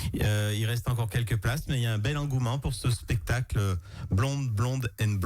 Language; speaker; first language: French; native; French